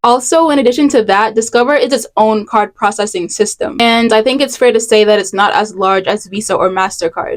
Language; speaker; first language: English; native; English